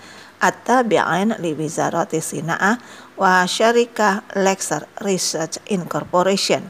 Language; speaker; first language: Arabic; non-native, fluent; Indonesian